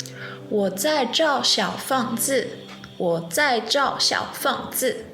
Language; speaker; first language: Chinese; non-native, fluent; French